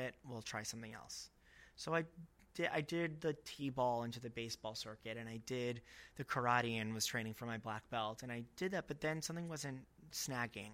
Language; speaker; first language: English; native; English